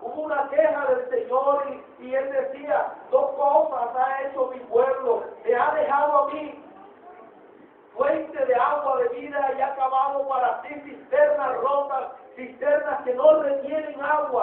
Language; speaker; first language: Spanish; native; Spanish